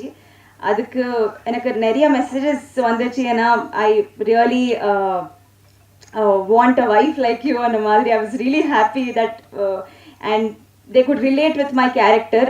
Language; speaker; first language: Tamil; non-native, learner; Telugu